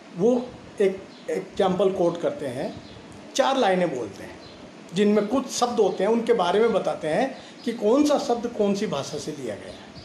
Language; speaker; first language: Hindi; native; Hindi